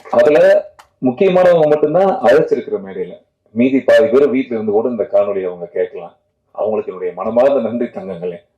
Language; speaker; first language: Tamil; native; Tamil